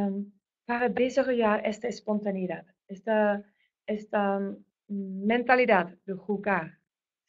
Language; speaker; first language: Spanish; non-native, fluent; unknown